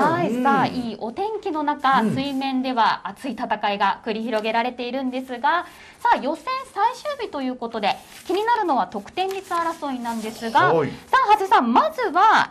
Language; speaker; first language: Japanese; native; Japanese